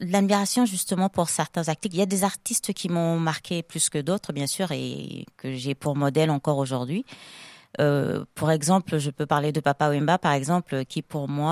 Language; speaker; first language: French; non-native, local second language; Lingala